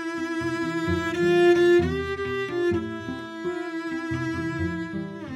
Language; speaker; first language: English; native; English